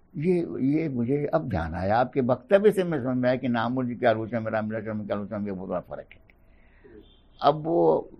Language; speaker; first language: Hindi; native; Hindi